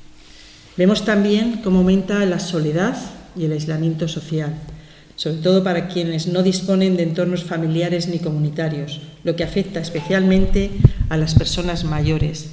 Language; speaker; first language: Spanish; native; Spanish